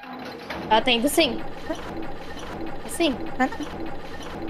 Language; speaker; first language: Portuguese; native; Portuguese